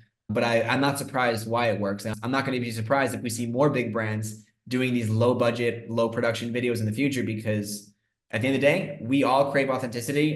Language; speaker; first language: English; native; English